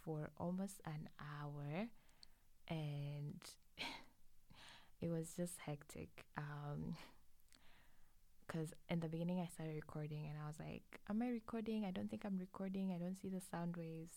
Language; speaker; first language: English; non-native, local second language; Swahili